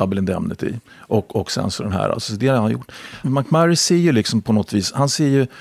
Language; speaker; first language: Swedish; native; Swedish